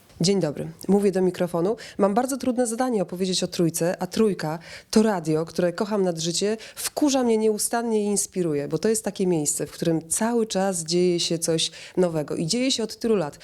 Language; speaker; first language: Polish; native; Polish